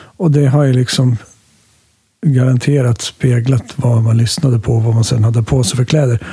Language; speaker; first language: Swedish; early bilingual, other home language; Finnish